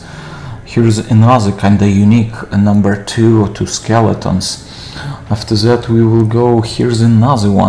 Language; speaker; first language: English; non-native, fluent; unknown